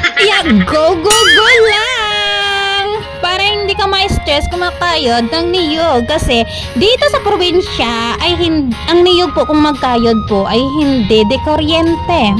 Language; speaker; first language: Filipino; non-native, local second language; Cebuano